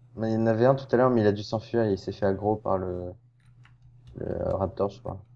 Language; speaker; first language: French; native; French